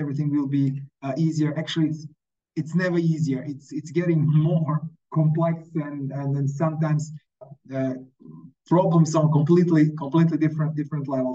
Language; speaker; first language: English; non-native, fluent; Serbian